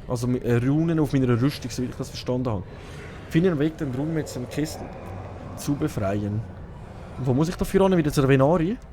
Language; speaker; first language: German; native; German